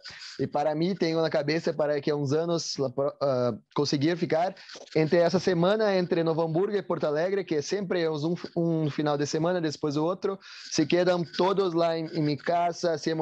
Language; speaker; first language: Spanish; non-native, learner; Portuguese